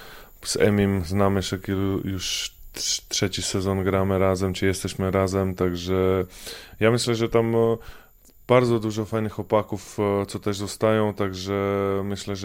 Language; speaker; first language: Polish; non-native, fluent; Czech